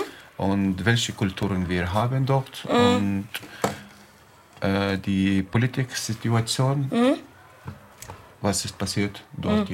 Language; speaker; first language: German; non-native, learner; Arabic